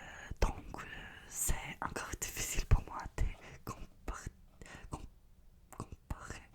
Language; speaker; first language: French; non-native, learner; Russian